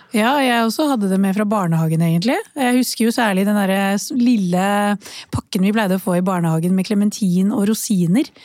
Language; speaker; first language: Norwegian; early bilingual, other home language; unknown